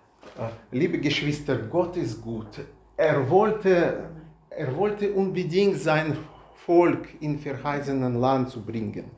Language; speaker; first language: German; non-native, learner; Russian